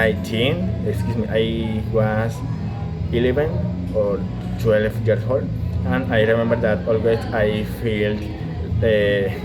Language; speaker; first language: English; non-native, learner; Spanish